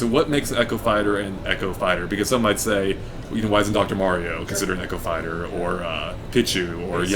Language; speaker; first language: English; native; English